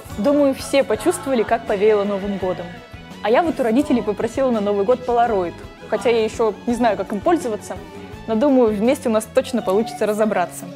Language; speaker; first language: Russian; native; Russian